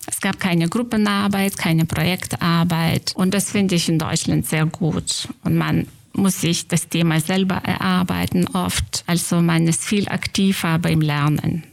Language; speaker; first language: German; non-native, fluent; Lithuanian